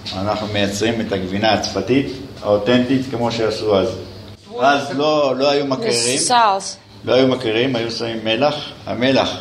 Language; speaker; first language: Hebrew; native; Hebrew